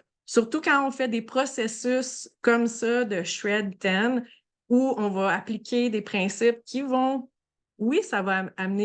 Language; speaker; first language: French; native; French